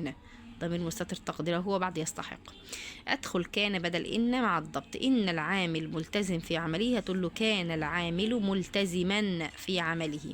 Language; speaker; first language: Arabic; native; Arabic